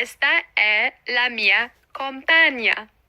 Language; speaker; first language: Italian; non-native, learner; English